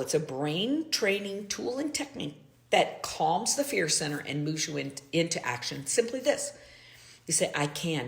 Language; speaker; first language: English; native; English